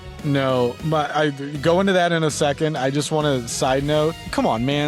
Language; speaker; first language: English; native; English